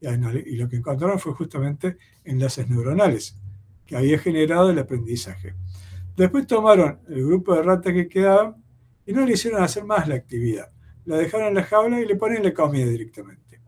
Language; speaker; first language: Spanish; native; Spanish